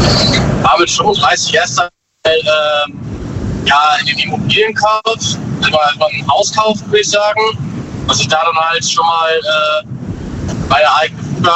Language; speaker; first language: German; native; German